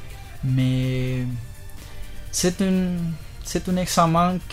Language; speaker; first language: French; non-native, learner; Spanish